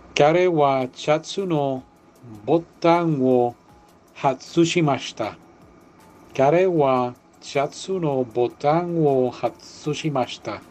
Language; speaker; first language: Japanese; non-native, learner; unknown